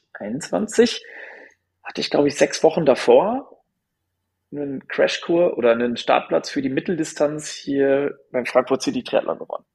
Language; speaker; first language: German; native; German